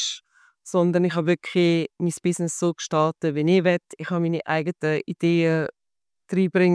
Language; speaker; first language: German; native; German